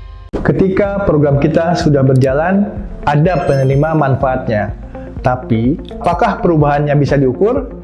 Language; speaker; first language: Indonesian; native; Indonesian